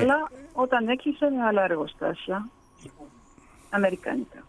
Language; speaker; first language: Greek; early bilingual, heritage; Greek